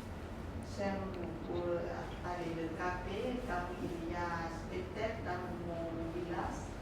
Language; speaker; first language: French; non-native, learner; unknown